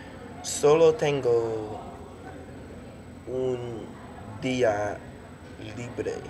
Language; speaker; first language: Spanish; non-native, learner; English